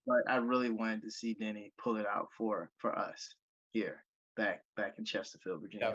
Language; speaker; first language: English; native; English